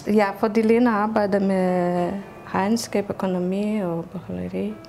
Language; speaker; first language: Danish; non-native, learner; Russian